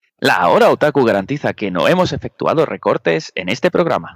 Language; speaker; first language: Spanish; native; Spanish